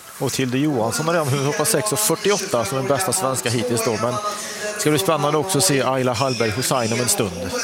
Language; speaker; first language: Swedish; native; Swedish